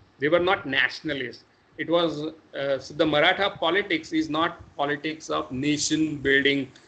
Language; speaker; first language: English; non-native, local second language; Marathi